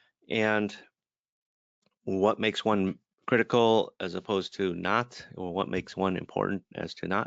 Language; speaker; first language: English; native; English